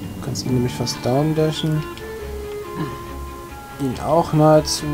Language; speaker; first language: German; native; German